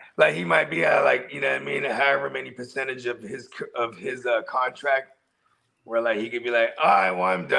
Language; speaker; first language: English; native; English